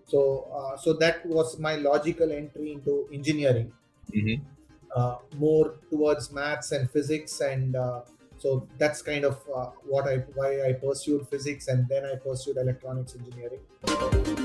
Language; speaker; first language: English; non-native, local second language; Tamil